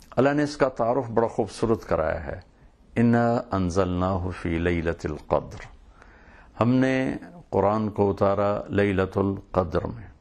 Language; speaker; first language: Urdu; non-native, local second language; Punjabi